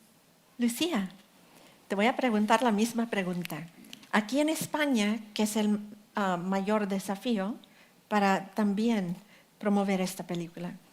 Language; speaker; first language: Spanish; early bilingual, heritage; Spanish